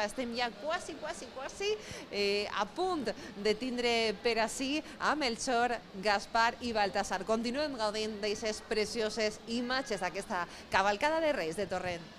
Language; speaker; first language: Catalan; native; Catalan